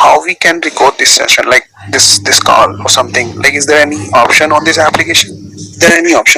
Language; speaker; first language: English; non-native, local second language; Hindi